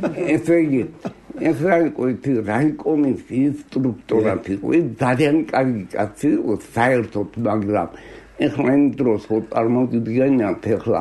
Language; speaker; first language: Georgian; native; Georgian